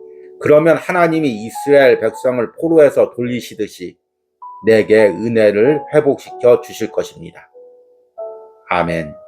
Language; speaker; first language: Korean; native; Korean